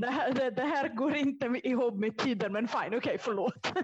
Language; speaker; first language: Swedish; non-native, fluent; Italian